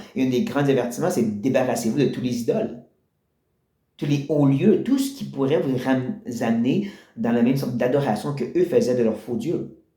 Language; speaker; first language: French; native; French